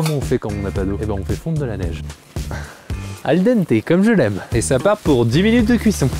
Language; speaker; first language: French; native; French